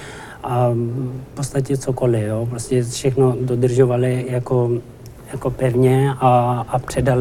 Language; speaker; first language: Czech; non-native, learner; Tibetan